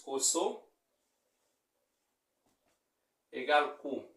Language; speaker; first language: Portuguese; non-native, fluent; Haitian Creole